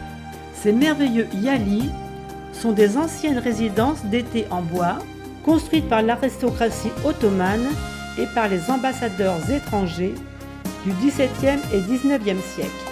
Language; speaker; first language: French; native; French